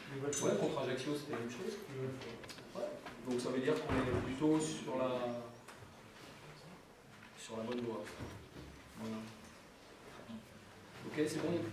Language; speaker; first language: French; native; French